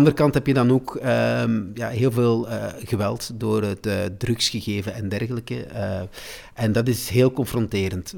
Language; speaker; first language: Dutch; native; Dutch